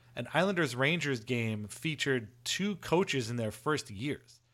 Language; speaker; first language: English; native; English